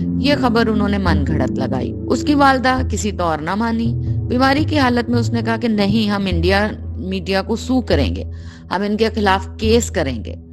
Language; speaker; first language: Urdu; native; Urdu